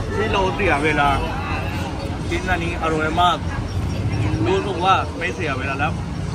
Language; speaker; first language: Thai; non-native, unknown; Punjabi